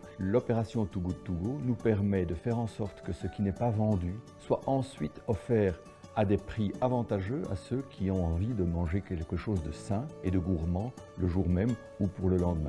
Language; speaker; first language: French; native; French